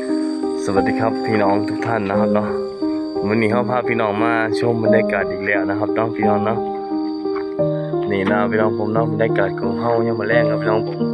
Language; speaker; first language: Thai; non-native, local second language; Northeastern Thai